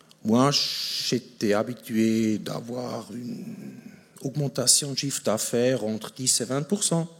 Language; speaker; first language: French; non-native, fluent; German